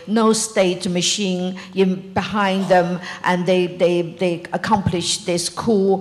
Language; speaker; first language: English; non-native, fluent; Chinese